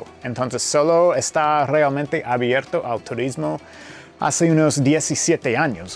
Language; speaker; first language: Spanish; non-native, fluent; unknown